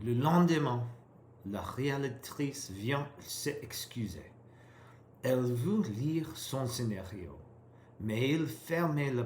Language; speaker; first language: French; non-native, learner; English